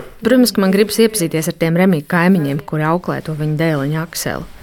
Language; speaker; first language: Latvian; native; Latvian